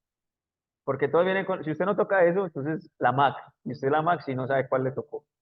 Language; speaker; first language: Spanish; native; Spanish